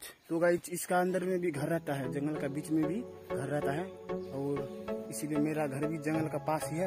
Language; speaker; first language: Hindi; non-native, local second language; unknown